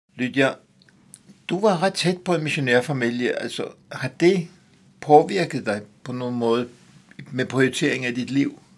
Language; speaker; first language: Danish; native; Danish